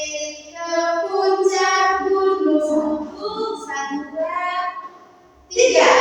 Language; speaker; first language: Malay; non-native, local second language; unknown